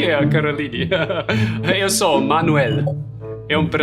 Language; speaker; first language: Portuguese; non-native, fluent; German